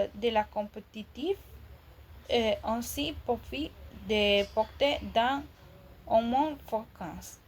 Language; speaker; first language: French; non-native, learner; Spanish